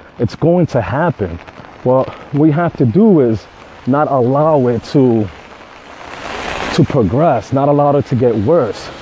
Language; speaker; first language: English; native; English